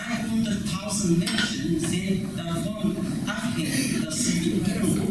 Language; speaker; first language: German; non-native, fluent; Persian